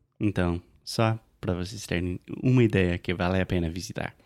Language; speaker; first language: Portuguese; non-native, fluent; English